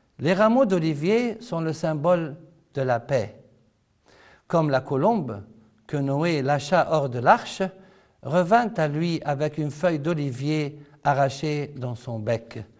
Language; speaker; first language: French; non-native, fluent; Arabic